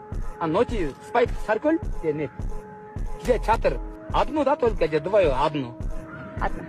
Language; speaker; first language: Russian; non-native, learner; Kyrgyz